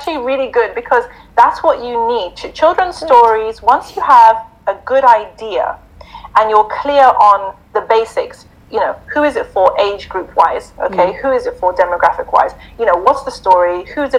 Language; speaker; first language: English; native; English